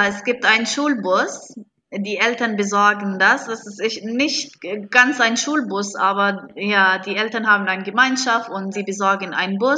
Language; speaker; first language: German; non-native, fluent; Arabic